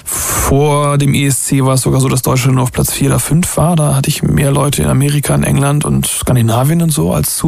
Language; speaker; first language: German; native; German